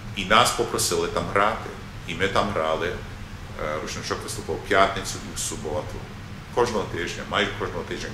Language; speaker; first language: Ukrainian; early bilingual, other home language; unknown